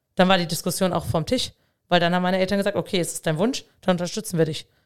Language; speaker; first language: German; native; German